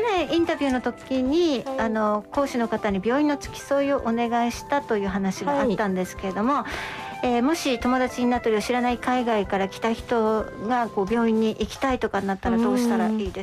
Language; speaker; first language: Japanese; native; Japanese